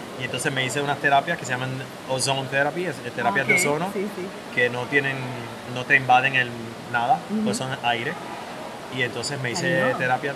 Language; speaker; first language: Spanish; native; Spanish